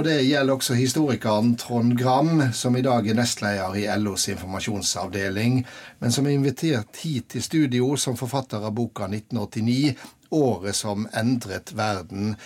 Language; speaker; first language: Norwegian; native; Norwegian